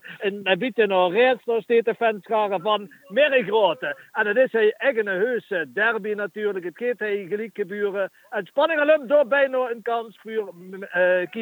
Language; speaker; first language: Dutch; native; Dutch